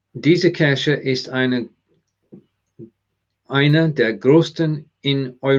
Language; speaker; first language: German; non-native, learner; English